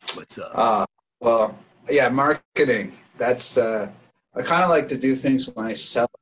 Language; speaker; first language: English; native; English